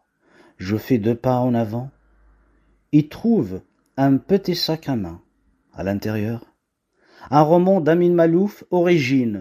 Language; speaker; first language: French; non-native, local second language; Kabyle